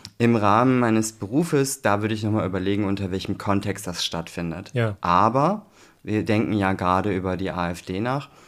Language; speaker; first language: German; early bilingual, other home language; Turkish